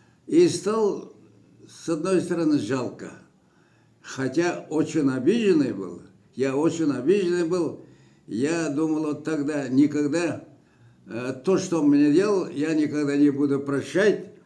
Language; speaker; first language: Russian; non-native, local second language; Kyrgyz